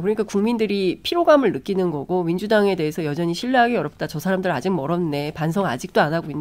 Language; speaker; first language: Korean; native; Korean